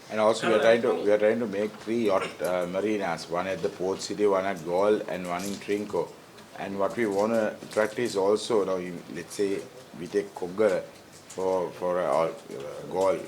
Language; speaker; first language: English; non-native, local second language; Sinhala